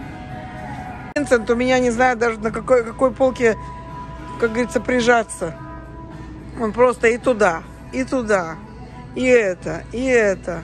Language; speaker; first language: Russian; native; Russian